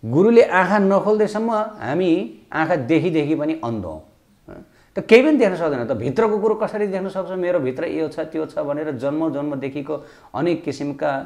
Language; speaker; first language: Nepali; native; Nepali